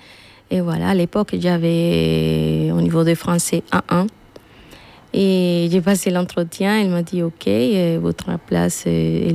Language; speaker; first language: French; non-native, fluent; Spanish